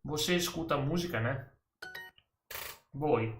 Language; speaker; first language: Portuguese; non-native, learner; Italian